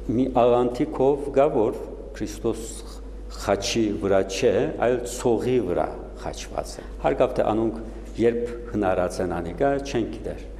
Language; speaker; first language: Armenian; native; Armenian